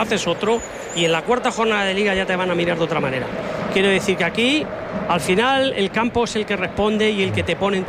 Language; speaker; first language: Spanish; native; Spanish